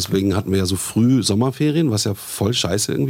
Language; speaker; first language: German; native; German